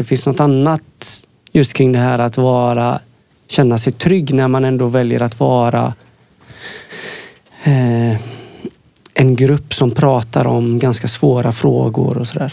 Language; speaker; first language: Swedish; native; Swedish